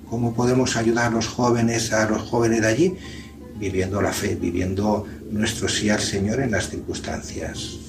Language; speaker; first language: Spanish; native; Spanish